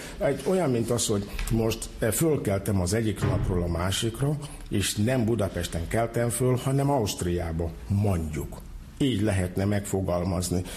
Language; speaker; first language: Hungarian; non-native, fluent; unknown